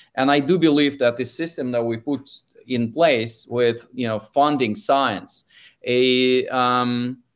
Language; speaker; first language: English; non-native, fluent; Russian